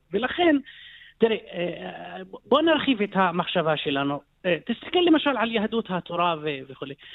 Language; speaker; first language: Hebrew; non-native, local second language; Arabic